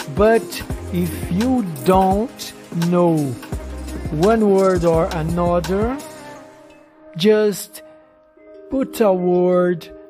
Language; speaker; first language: English; non-native, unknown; Portuguese